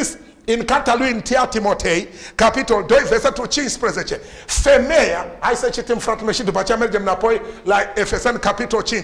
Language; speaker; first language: Romanian; non-native, learner; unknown